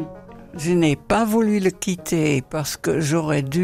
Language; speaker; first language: French; non-native, fluent; Dutch